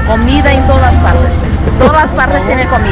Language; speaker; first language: Spanish; non-native, fluent; Portuguese